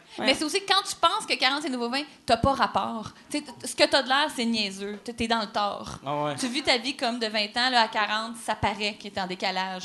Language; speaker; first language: French; native; French